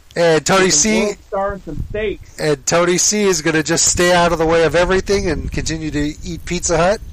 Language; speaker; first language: English; native; English